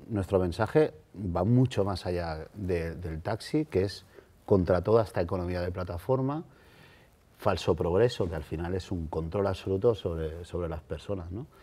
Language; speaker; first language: Spanish; native; Spanish